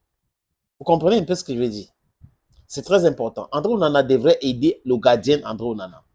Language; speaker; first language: French; non-native, local second language; English